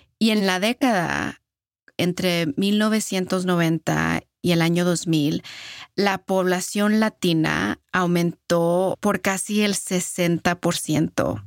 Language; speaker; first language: Spanish; early bilingual, heritage; Spanish